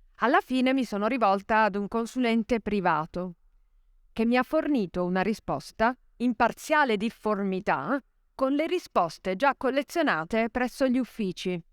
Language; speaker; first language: Italian; native; Italian